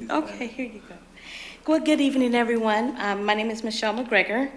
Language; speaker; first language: English; native; English